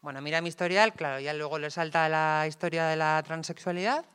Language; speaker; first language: Spanish; native; Spanish